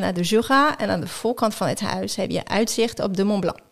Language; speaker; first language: Dutch; non-native, fluent; French